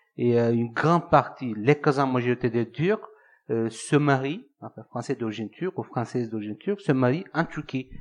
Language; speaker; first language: French; non-native, fluent; Turkish